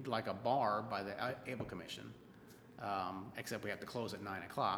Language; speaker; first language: English; native; English